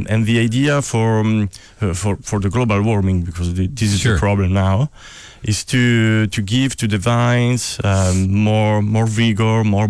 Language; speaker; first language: English; non-native, fluent; Italian